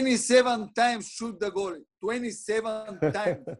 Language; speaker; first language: English; non-native, learner; Bulgarian